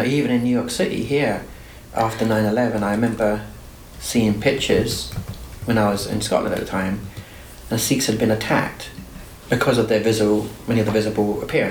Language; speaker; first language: English; native; English